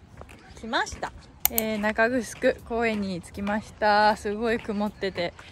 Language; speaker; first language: Japanese; native; Japanese